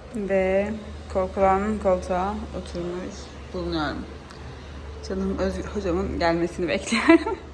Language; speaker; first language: Turkish; native; Turkish